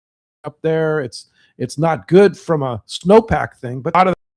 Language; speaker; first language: English; native; English